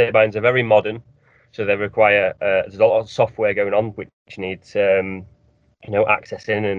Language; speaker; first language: English; native; English